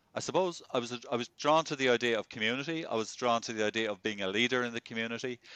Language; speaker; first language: English; native; English